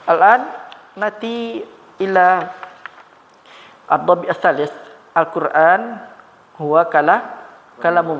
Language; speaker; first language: Arabic; non-native, fluent; Malay